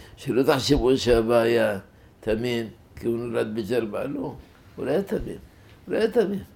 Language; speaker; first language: Hebrew; non-native, fluent; Arabic